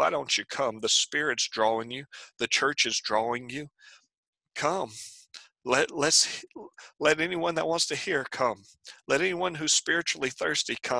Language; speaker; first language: English; native; English